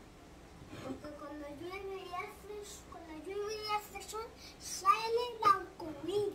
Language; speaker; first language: Spanish; early bilingual, other home language; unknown